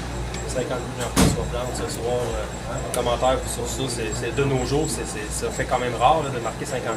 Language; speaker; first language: French; native; French